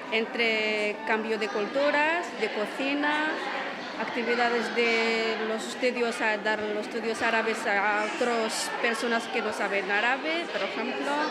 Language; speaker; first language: Spanish; non-native, learner; Arabic